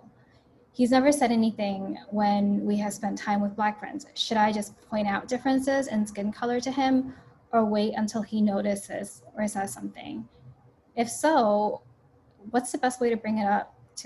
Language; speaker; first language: English; early bilingual, other home language; Cantonese